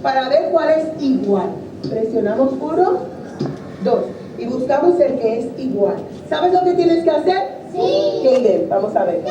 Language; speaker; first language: Spanish; native; Spanish